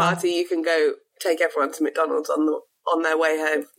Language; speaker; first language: English; native; English